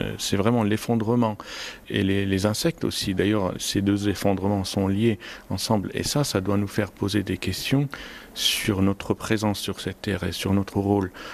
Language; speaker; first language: French; non-native, fluent; Arabic